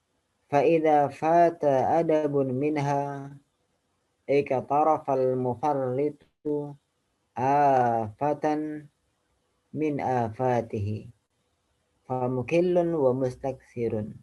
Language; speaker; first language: Arabic; non-native, fluent; Indonesian